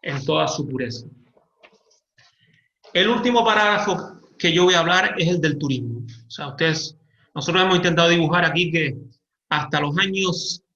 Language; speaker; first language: Spanish; native; Spanish